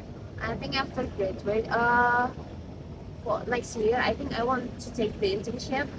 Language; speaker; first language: English; non-native, learner; Indonesian